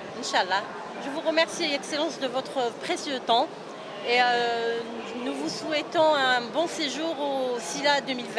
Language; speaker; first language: French; non-native, local second language; Arabic